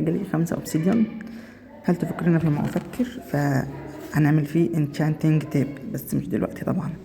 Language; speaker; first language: Arabic; native; Arabic